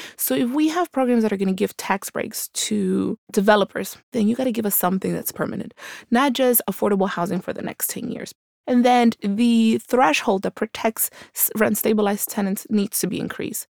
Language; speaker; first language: English; early bilingual, other home language; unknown